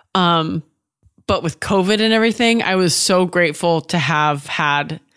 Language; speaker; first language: English; native; English